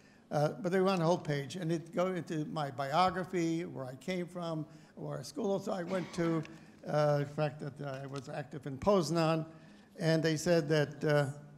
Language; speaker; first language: English; early bilingual, other home language; Polish